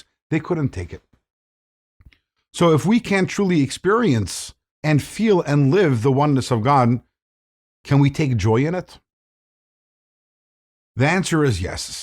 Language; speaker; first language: English; native; English